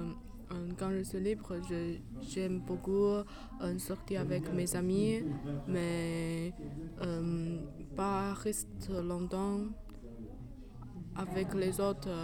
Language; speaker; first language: French; non-native, learner; Chinese